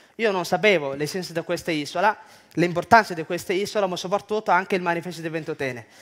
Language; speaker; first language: Italian; non-native, fluent; Somali